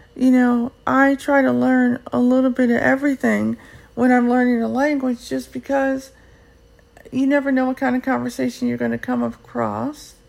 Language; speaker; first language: English; native; English